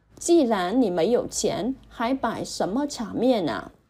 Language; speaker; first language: Chinese; non-native, fluent; Vietnamese